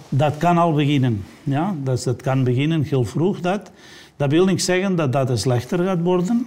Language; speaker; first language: Dutch; non-native, fluent; Catalan